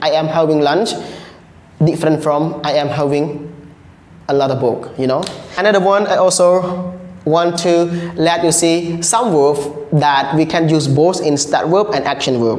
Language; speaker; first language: English; non-native, learner; Khmer